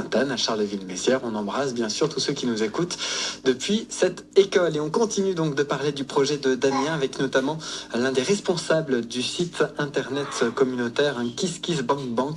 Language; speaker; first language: French; native; French